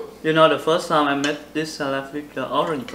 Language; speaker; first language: English; non-native, learner; Vietnamese